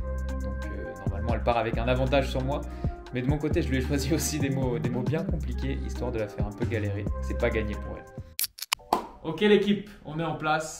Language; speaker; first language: French; native; French